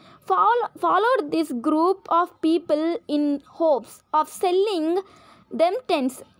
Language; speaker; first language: English; non-native, local second language; Telugu